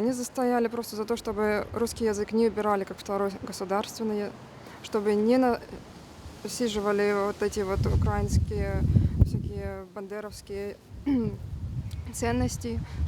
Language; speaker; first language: Russian; native; Russian